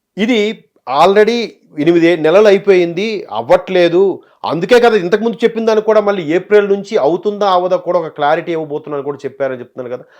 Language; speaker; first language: Telugu; native; Telugu